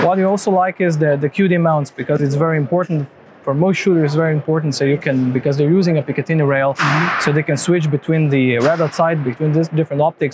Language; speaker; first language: English; non-native, fluent; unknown